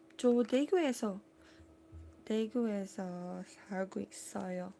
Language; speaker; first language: Korean; non-native, learner; Cebuano